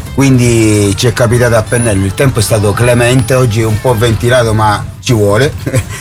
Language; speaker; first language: Italian; native; Italian